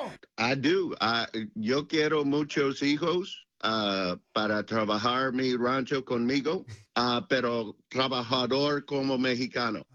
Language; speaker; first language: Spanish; non-native, learner; English